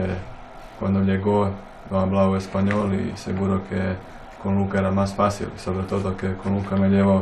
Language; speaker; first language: Spanish; non-native, fluent; Croatian